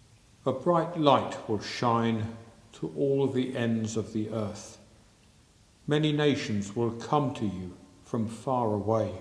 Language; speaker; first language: English; native; English